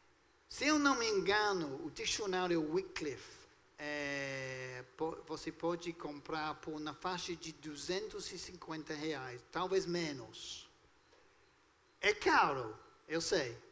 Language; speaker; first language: Portuguese; non-native, fluent; English